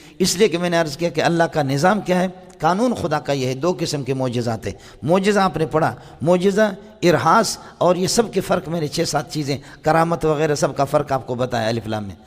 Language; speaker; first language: Urdu; non-native, local second language; Baluchi